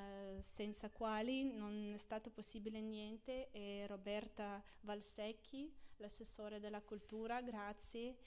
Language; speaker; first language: Italian; non-native, fluent; Ukrainian